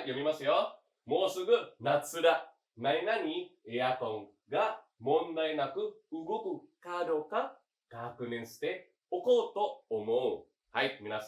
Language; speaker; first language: Japanese; non-native, fluent; Indonesian